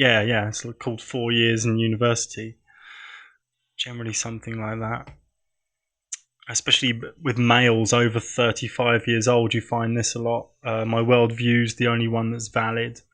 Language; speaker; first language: English; native; English